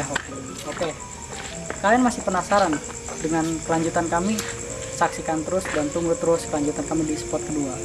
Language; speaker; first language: Indonesian; native; Indonesian